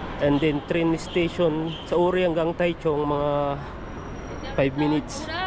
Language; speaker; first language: Filipino; native; Filipino